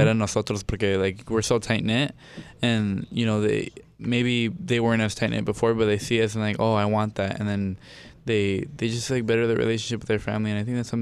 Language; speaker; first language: English; early bilingual, other home language; Spanish